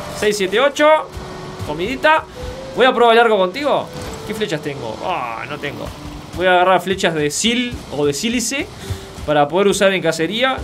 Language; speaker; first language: Spanish; native; Spanish